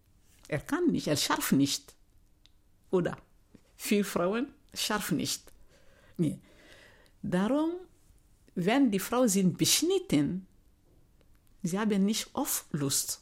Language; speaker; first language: German; non-native, learner; Mandingo